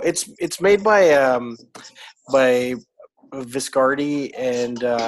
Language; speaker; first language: English; non-native, local second language; Filipino